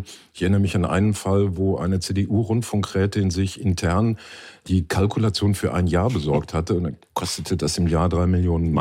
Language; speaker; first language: German; native; German